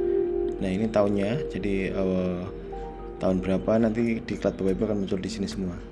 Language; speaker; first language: Indonesian; native; Indonesian